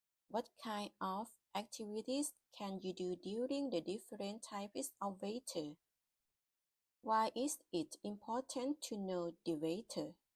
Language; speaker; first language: English; non-native, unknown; Thai